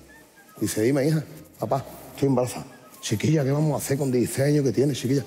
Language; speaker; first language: Spanish; native; Spanish